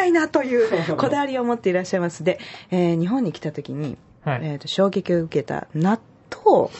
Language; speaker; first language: Japanese; native; Japanese